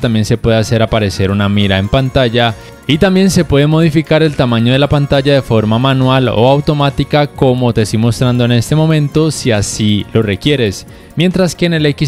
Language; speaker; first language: Spanish; native; Spanish